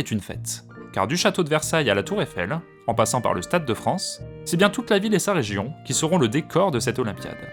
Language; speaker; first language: French; native; French